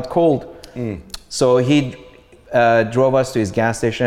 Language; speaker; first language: English; non-native, fluent; Persian